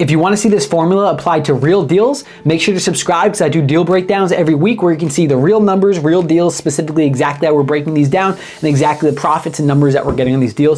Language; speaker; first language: English; native; English